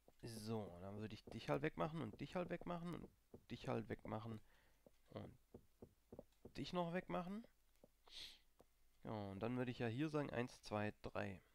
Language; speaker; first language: German; native; German